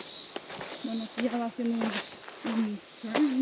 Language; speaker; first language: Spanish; early bilingual, other home language; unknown